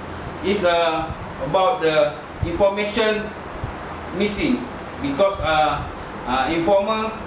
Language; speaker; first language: English; non-native, learner; Malay